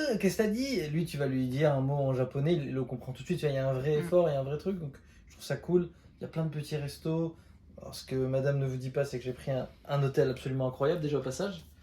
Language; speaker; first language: French; native; French